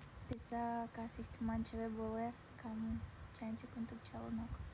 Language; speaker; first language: Indonesian; non-native, learner; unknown